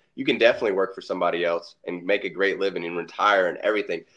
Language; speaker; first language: English; native; English